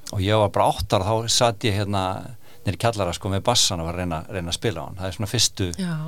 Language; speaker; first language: Icelandic; native; Icelandic